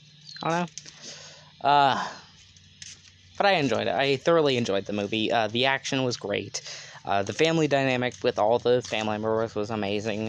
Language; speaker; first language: English; native; English